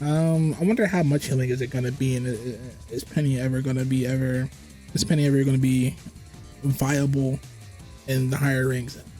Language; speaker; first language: English; native; English